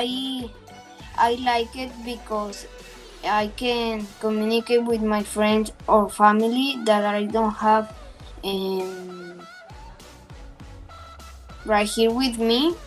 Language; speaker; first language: English; non-native, learner; Spanish